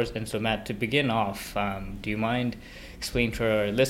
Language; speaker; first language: English; non-native, local second language; Korean